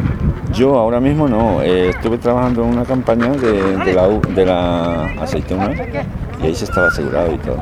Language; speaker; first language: Spanish; native; Spanish